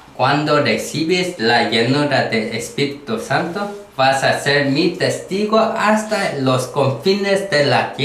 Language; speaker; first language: Spanish; non-native, learner; Korean